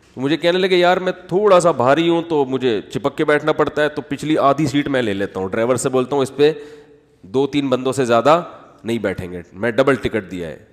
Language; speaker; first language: Urdu; native; Urdu